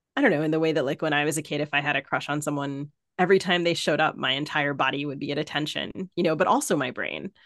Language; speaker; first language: English; native; English